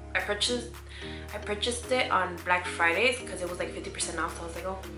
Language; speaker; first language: English; early bilingual, other home language; Spanish